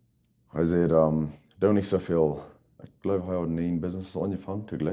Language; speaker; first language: German; non-native, learner; Plautdietsch